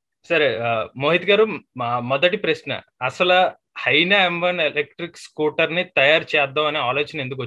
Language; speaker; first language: Telugu; native; Telugu